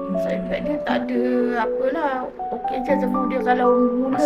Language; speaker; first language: Malay; native; Malay